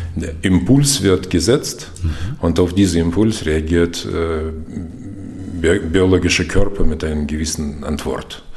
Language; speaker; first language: German; non-native, fluent; Russian